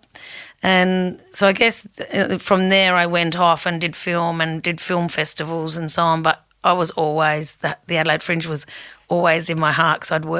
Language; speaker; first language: English; native; English